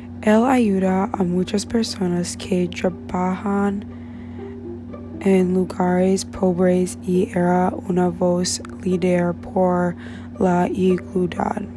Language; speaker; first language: Spanish; non-native, learner; English